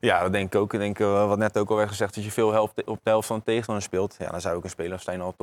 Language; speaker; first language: Dutch; native; Dutch